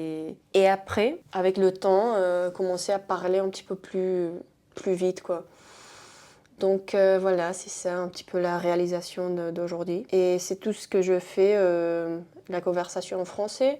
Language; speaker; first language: French; non-native, fluent; Spanish